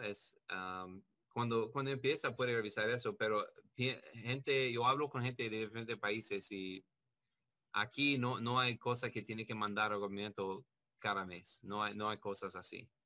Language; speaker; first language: Spanish; non-native, learner; English